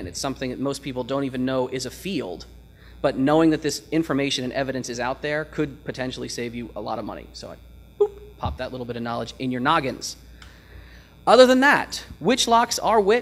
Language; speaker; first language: English; native; English